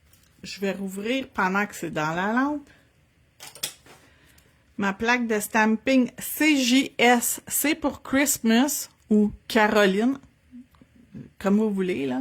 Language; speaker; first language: French; native; French